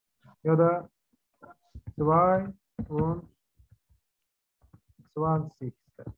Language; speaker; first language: German; non-native, fluent; Turkish